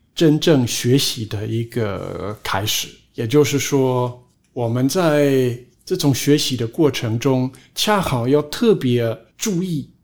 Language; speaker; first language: Chinese; non-native, fluent; German